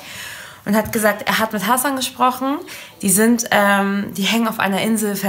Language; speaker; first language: German; native; German